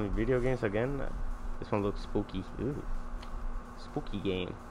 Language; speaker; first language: English; non-native, local second language; Spanish